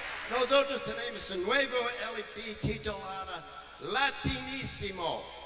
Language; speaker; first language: Spanish; non-native, learner; English